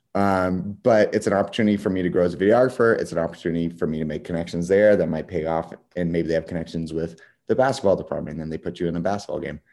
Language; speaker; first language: English; native; English